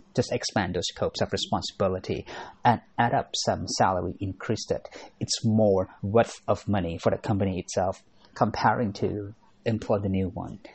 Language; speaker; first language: English; non-native, fluent; Thai